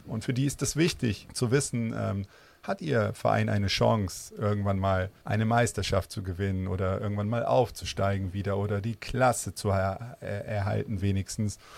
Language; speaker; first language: German; native; German